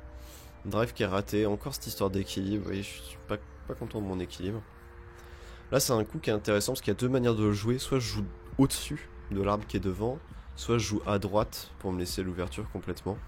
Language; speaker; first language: French; native; French